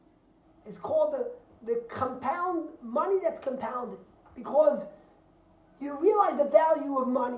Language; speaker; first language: English; native; English